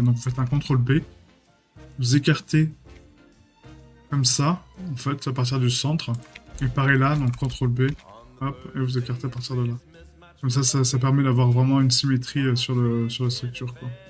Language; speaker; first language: French; native; French